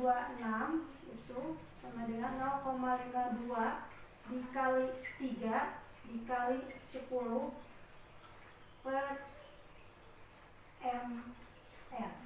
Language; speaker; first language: Indonesian; native; Indonesian